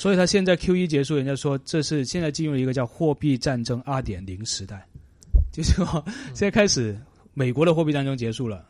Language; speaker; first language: Chinese; non-native, local second language; Cantonese